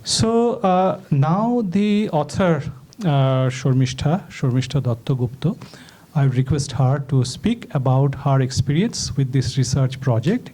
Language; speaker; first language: English; non-native, local second language; Bangla